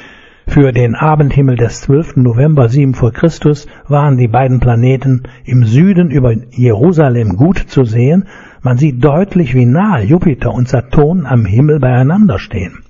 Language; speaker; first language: German; native; German